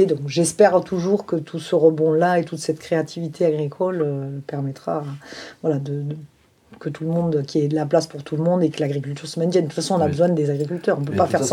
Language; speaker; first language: French; native; French